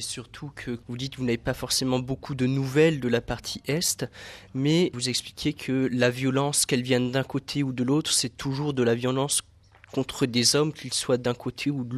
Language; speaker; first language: French; native; French